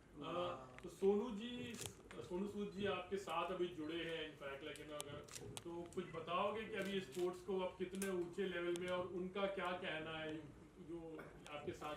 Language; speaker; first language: Hindi; native; Hindi